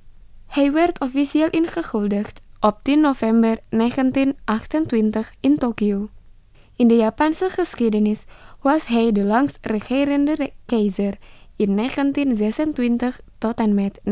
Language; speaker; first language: Dutch; non-native, fluent; Indonesian